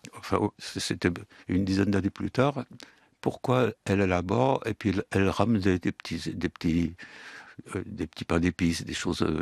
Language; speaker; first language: French; early bilingual, other home language; Yiddish